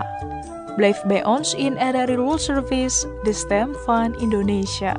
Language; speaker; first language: Dutch; non-native, fluent; Indonesian